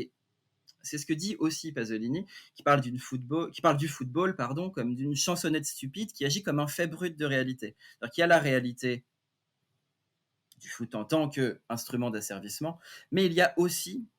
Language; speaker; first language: French; native; French